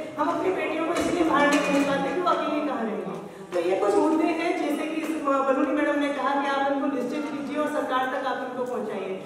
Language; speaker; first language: Hindi; native; Hindi